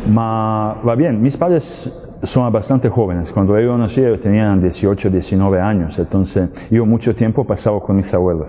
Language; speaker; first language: Spanish; non-native, fluent; Serbian